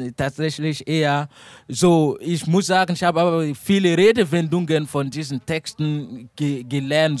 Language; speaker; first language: German; non-native, fluent; Mossi